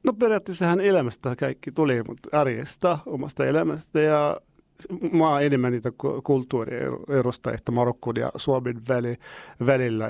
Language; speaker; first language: Finnish; non-native, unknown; Arabic